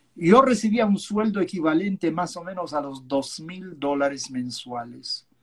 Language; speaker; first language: Spanish; non-native, local second language; Yiddish